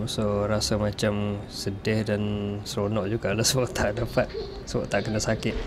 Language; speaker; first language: Malay; non-native, fluent; Western Cham